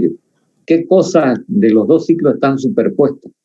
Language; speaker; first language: Spanish; native; Spanish